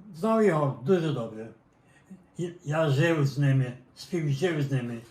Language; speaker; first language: Ukrainian; native; Ukrainian